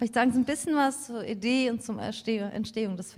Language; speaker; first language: German; native; German